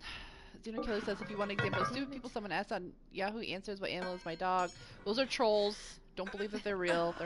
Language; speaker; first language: English; native; English